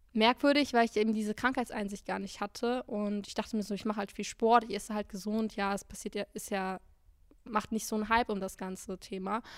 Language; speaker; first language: German; native; German